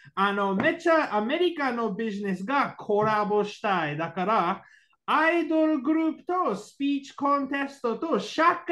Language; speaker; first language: Japanese; non-native, learner; English